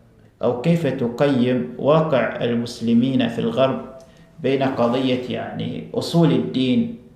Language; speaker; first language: Arabic; native; Arabic